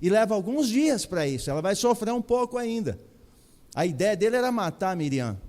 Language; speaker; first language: Portuguese; native; Portuguese